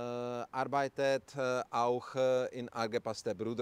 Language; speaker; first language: German; non-native, learner; Czech